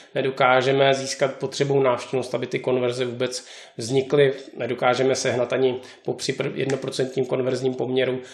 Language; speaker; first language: Czech; native; Czech